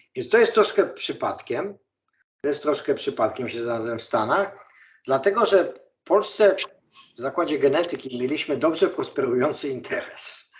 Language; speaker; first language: Polish; native; Polish